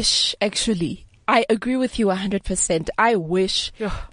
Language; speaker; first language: English; non-native, local second language; Southern Sotho